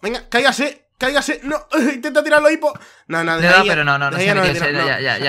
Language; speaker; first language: Spanish; native; Spanish